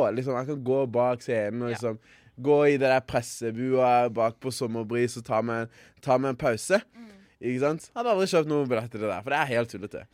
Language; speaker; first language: Norwegian; early bilingual, other home language; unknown